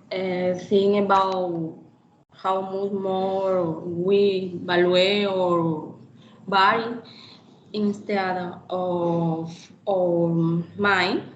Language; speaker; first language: English; non-native, learner; Spanish